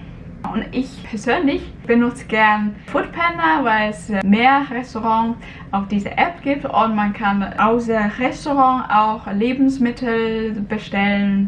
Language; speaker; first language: German; non-native, fluent; Cantonese